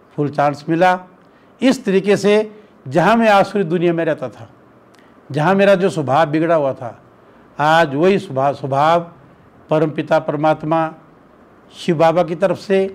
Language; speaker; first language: Hindi; native; Hindi